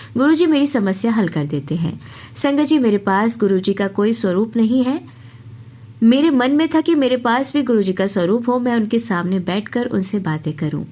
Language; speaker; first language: Hindi; native; Hindi